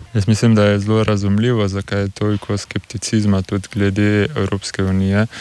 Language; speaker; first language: Slovenian; native; Slovenian